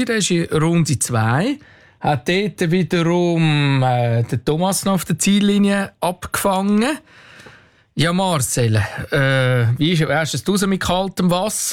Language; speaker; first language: German; native; German